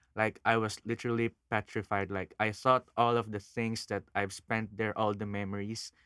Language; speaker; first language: English; non-native, local second language; Filipino